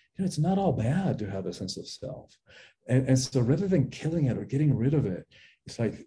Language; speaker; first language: English; early bilingual, other home language; Spanish